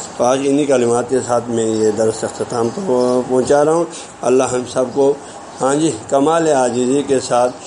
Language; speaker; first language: Urdu; non-native, local second language; Balti